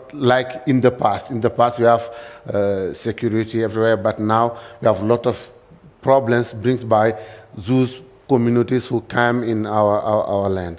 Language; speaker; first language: English; non-native, learner; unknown